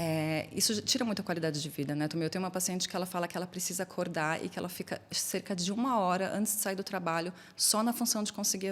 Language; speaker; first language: Portuguese; native; Portuguese